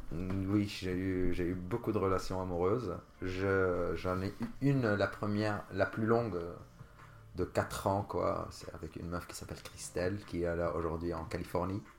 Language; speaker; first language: French; non-native, local second language; Arabic